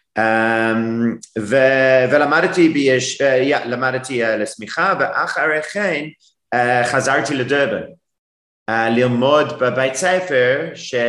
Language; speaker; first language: Hebrew; non-native, fluent; English